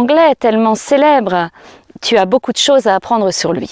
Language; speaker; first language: French; native; French